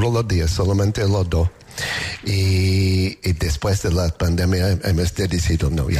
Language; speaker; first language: Spanish; non-native, learner; English